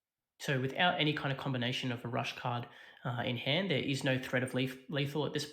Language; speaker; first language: English; native; English